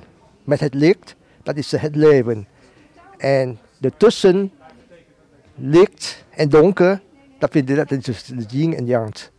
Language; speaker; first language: Dutch; non-native, learner; Vietnamese